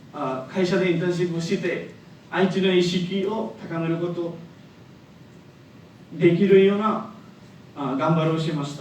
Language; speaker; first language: Japanese; non-native, learner; Bangla